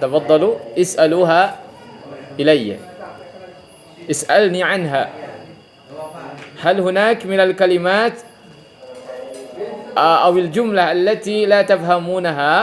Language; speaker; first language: Arabic; non-native, fluent; Indonesian